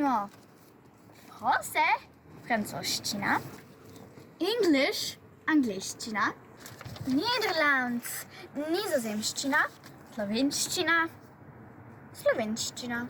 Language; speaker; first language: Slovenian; early bilingual, heritage; Slovenian